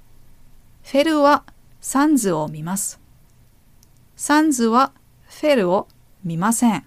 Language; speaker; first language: Japanese; non-native, learner; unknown